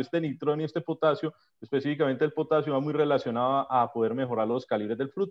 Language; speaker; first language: Spanish; native; Spanish